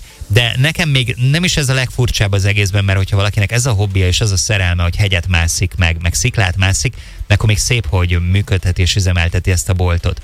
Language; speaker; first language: Hungarian; native; Hungarian